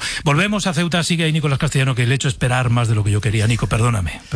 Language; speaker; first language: Spanish; native; Spanish